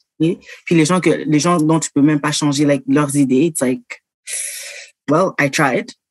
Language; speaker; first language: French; native; French